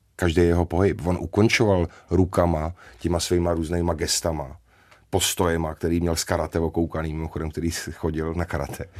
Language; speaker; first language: Czech; native; Czech